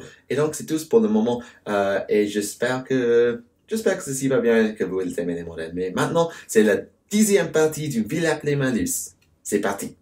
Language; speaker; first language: French; non-native, fluent; English